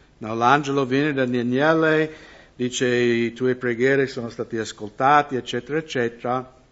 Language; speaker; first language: Italian; non-native, fluent; English